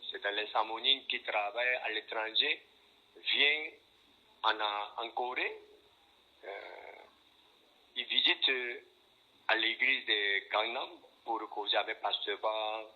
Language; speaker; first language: French; non-native, fluent; Korean